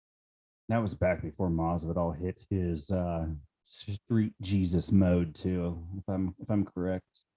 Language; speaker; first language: English; native; English